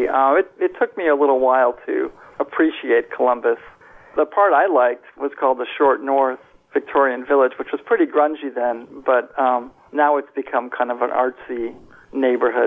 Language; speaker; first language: English; native; English